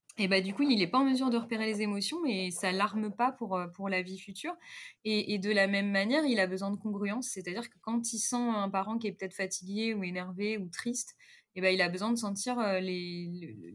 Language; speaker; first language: French; native; French